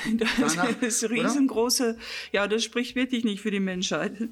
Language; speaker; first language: German; non-native, fluent; Afrikaans